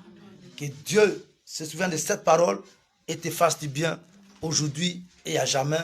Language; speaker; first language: French; non-native, local second language; Lingala